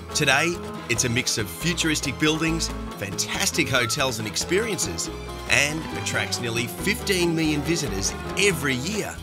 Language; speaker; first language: English; native; English